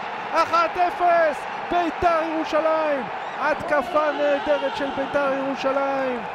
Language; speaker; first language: Hebrew; native; Hebrew